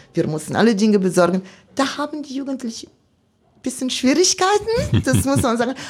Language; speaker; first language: German; non-native, fluent; Italian